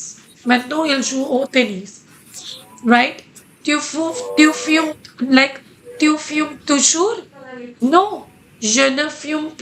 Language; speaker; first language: French; non-native, fluent; Hindi